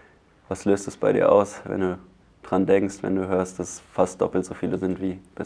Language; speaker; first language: German; native; German